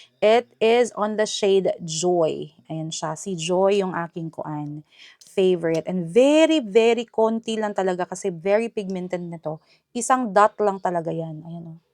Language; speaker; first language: Filipino; non-native, local second language; Hiligaynon